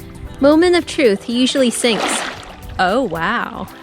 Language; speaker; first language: English; native; English